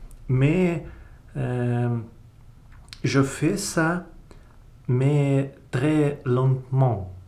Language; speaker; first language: French; non-native, learner; Russian